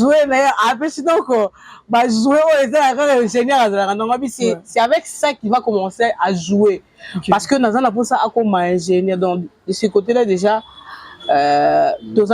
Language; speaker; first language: French; non-native, local second language; Lingala